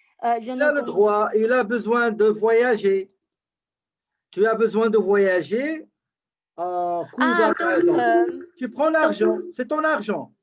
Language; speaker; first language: French; native; French